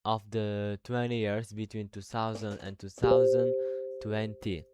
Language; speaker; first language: English; non-native, learner; Uzbek